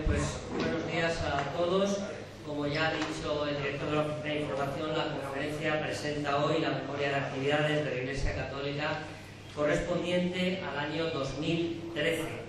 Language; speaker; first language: Spanish; native; Spanish